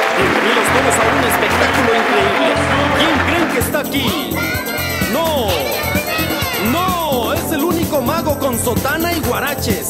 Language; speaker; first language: Spanish; native; Spanish